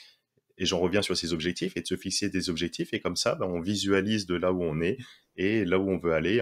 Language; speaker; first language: French; native; French